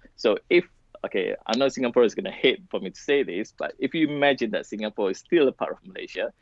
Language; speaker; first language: English; non-native, local second language; Malay